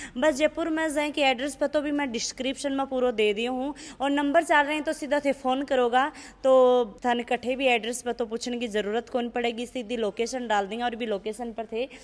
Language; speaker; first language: Hindi; native; Hindi